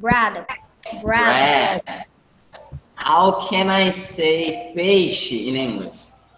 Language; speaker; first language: English; non-native, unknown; Portuguese